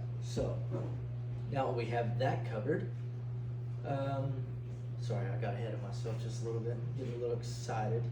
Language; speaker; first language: English; native; English